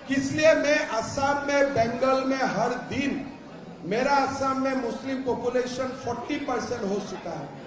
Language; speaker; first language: Hindi; non-native, local second language; Assamese